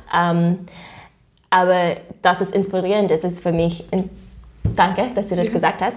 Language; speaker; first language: German; non-native, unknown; English